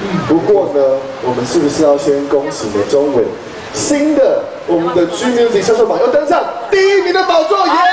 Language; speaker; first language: Chinese; native; Chinese